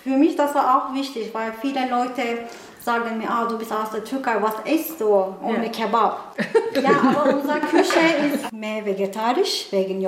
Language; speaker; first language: German; non-native, learner; Turkish